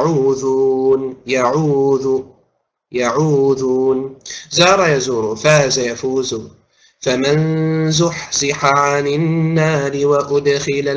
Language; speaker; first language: Arabic; non-native, fluent; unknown